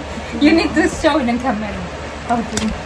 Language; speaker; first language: English; non-native, learner; Indonesian